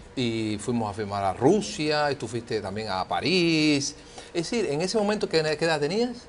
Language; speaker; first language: Spanish; native; Spanish